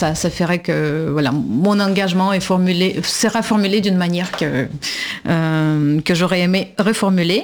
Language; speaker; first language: French; non-native, fluent; Russian